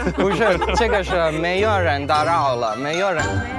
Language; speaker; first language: Chinese; non-native, learner; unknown